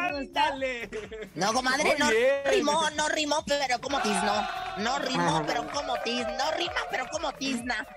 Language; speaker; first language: Spanish; native; Spanish